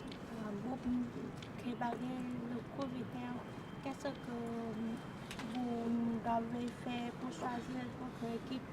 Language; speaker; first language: French; non-native, learner; Vietnamese